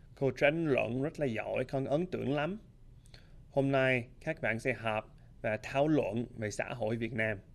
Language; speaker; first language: Vietnamese; non-native, learner; English